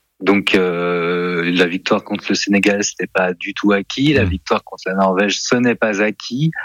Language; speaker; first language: French; native; French